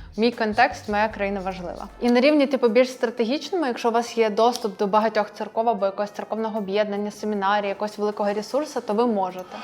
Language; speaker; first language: Ukrainian; non-native, local second language; Russian